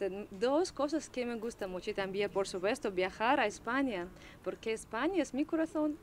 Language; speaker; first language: Spanish; non-native, learner; Russian